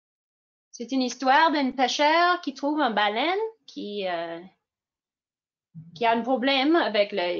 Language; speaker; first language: French; non-native, fluent; English